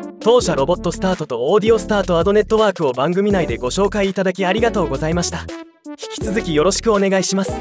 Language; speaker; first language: Japanese; native; Japanese